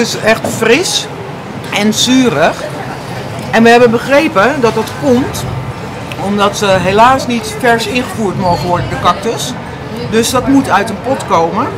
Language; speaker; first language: Dutch; native; Dutch